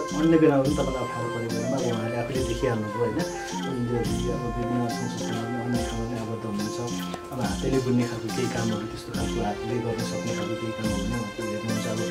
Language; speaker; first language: Nepali; native; Nepali